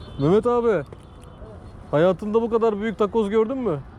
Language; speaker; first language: Turkish; native; Turkish